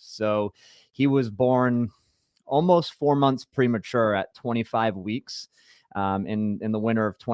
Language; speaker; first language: English; native; English